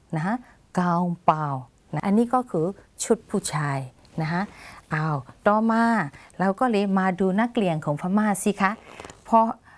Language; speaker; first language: Thai; non-native, fluent; Burmese